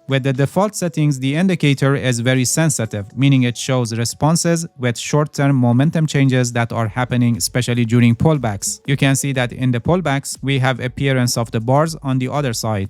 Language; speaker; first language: English; non-native, fluent; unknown